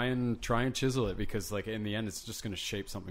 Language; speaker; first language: English; native; English